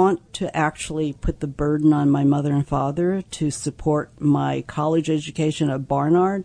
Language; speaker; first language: English; early bilingual, other home language; Cantonese